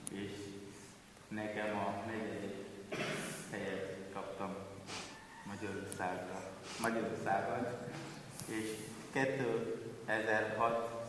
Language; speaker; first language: Hungarian; non-native, learner; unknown